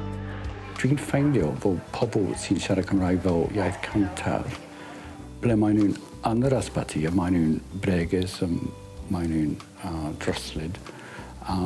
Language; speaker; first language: Welsh; non-native, fluent; English